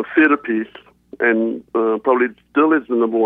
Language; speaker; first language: English; native; English